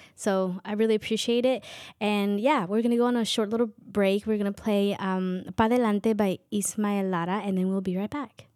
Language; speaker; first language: English; non-native, fluent; Kʼicheʼ